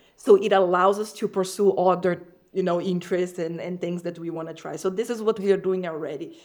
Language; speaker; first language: English; non-native, fluent; Portuguese